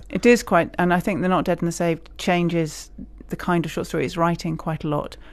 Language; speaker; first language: English; native; English